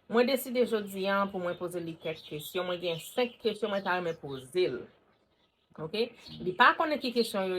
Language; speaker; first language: French; non-native, learner; Haitian Creole